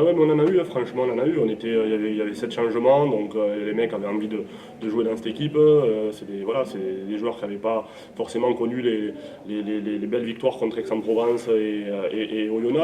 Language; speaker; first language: French; native; French